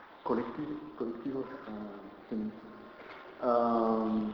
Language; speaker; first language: Spanish; non-native, fluent; French